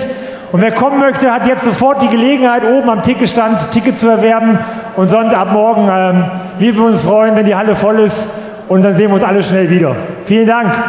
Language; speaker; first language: German; native; German